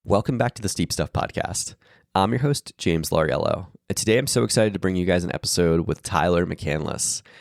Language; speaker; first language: English; native; English